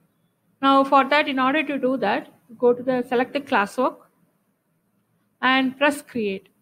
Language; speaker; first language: English; non-native, local second language; Tamil